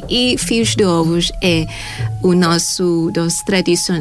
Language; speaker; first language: Portuguese; non-native, fluent; Thai